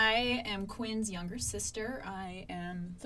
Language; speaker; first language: English; native; English